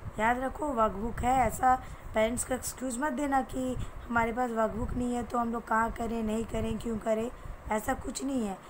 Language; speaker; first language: Hindi; native; Hindi